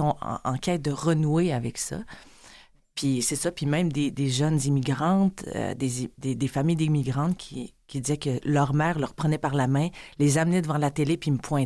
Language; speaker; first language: French; native; French